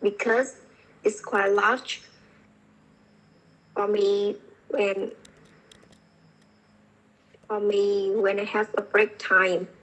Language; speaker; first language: English; non-native, learner; Vietnamese